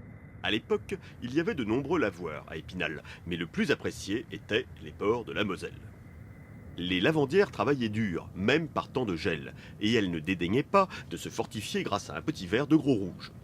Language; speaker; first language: French; native; French